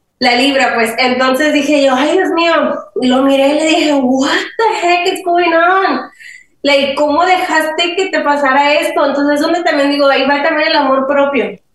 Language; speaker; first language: Spanish; early bilingual, heritage; Spanish